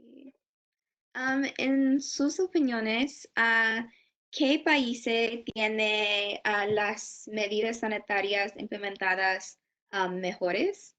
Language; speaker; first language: Spanish; non-native, learner; English